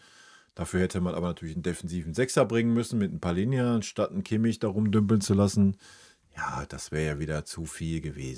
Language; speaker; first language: German; native; German